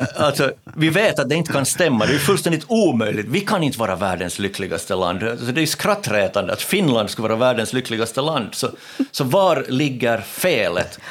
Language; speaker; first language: Swedish; native; Swedish